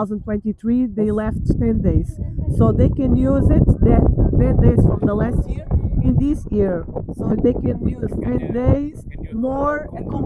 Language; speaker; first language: English; non-native, learner; Portuguese